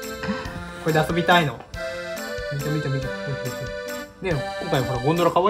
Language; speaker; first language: Japanese; native; Japanese